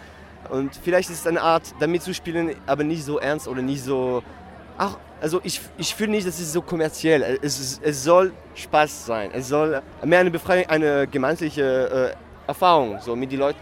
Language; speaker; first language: German; non-native, fluent; French